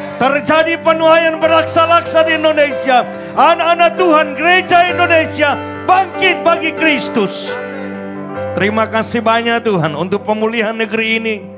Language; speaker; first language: Indonesian; native; Indonesian